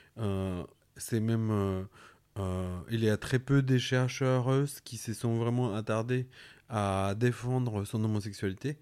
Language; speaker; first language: French; non-native, fluent; Spanish